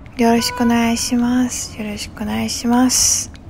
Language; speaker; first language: Japanese; non-native, learner; Chinese